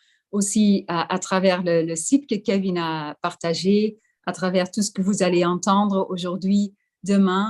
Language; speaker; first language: French; non-native, fluent; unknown